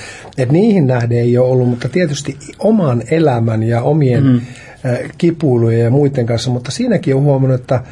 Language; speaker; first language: Finnish; native; Finnish